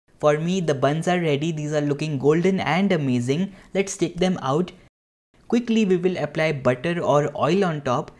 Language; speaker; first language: English; non-native, local second language; Hindi